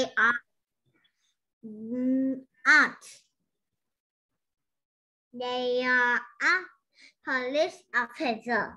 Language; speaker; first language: English; non-native, learner; Vietnamese